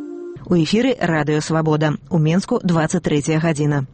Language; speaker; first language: Belarusian; native; Belarusian